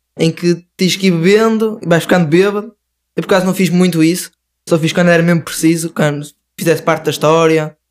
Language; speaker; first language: Portuguese; native; Portuguese